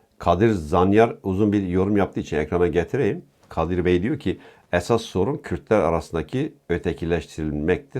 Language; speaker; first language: Turkish; non-native, local second language; Kurdish